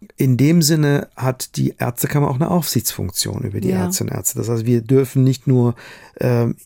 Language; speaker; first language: German; non-native, fluent; Persian